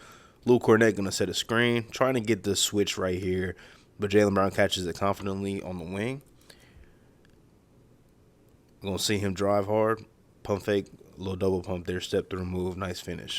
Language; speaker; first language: English; native; English